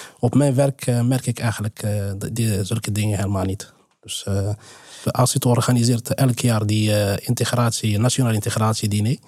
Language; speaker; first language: Dutch; non-native, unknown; Arabic